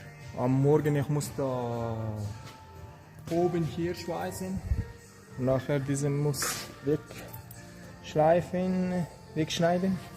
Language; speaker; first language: German; non-native, learner; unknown